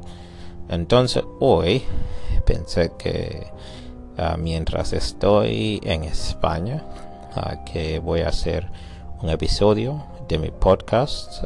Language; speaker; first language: Spanish; non-native, learner; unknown